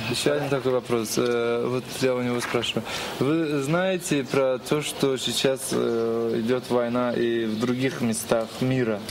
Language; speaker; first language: Russian; non-native, local second language; Azerbaijani